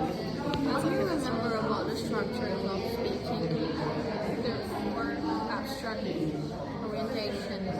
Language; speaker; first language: English; non-native, learner; Indonesian